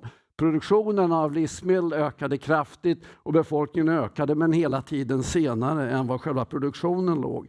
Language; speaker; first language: Swedish; native; Swedish